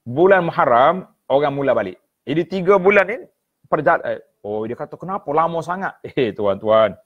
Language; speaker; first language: Malay; native; Malay